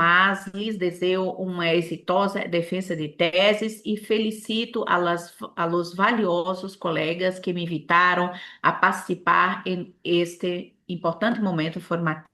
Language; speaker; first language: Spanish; non-native, learner; Portuguese